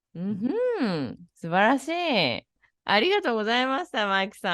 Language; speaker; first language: Japanese; native; Japanese